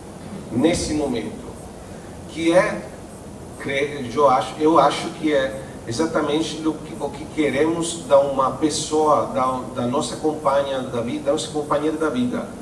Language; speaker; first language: Portuguese; non-native, fluent; Italian